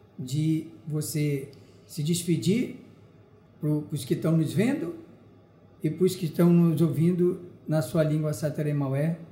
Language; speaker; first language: Portuguese; native; Portuguese